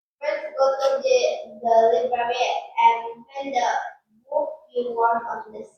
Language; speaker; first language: English; non-native, learner; Indonesian